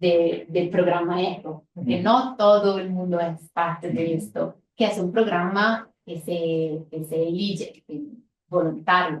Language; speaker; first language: Spanish; non-native, fluent; Italian